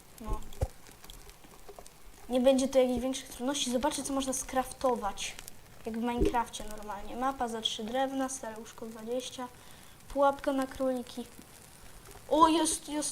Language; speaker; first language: Polish; native; Polish